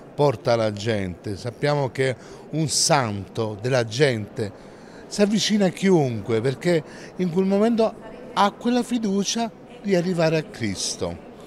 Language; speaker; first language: Italian; native; Italian